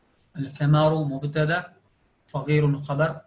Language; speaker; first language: Arabic; non-native, fluent; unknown